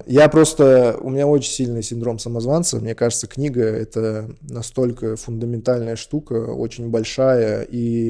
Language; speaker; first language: Russian; non-native, local second language; Uzbek